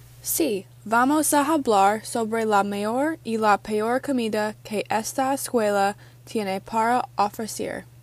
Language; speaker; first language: Spanish; non-native, learner; English